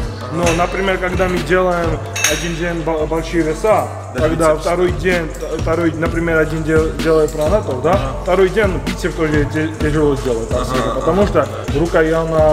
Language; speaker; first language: Russian; non-native, fluent; Georgian